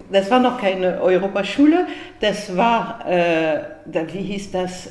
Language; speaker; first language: German; non-native, fluent; French